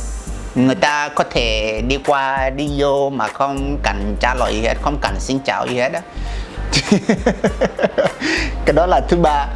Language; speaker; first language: Vietnamese; non-native, fluent; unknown